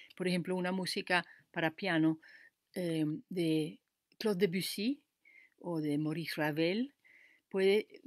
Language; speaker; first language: Spanish; native; Spanish